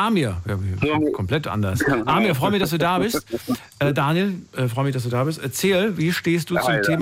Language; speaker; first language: German; native; German